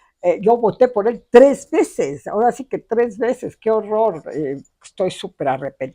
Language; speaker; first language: Spanish; native; Spanish